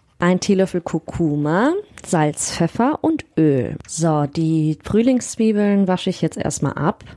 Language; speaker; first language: German; native; German